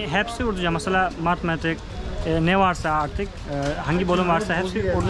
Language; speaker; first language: Turkish; non-native, fluent; Urdu